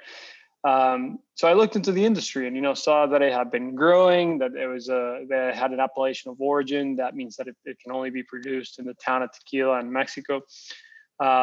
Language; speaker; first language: English; non-native, fluent; Spanish